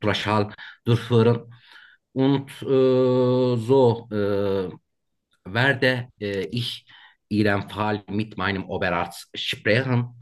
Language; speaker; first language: German; non-native, learner; Turkish